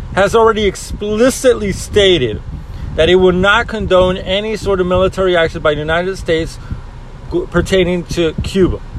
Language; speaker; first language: English; early bilingual, other home language; Spanish